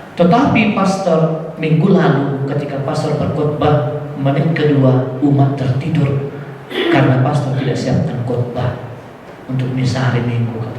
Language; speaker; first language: Indonesian; non-native, local second language; Batak Toba